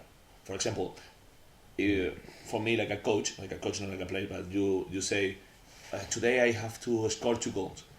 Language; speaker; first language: English; non-native, learner; Spanish